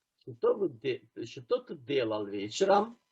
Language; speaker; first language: Russian; non-native, fluent; Turkish